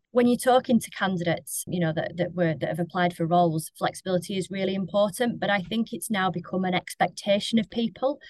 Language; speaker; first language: English; native; English